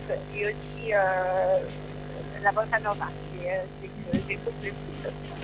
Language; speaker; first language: French; non-native, fluent; Portuguese